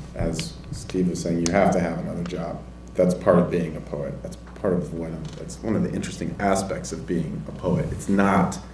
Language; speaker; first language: English; native; English